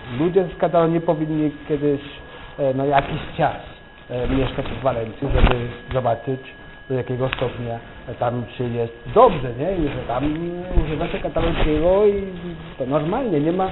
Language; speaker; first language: Polish; non-native, fluent; Catalan